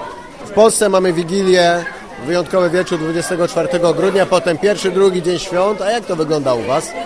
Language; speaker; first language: Polish; native; Polish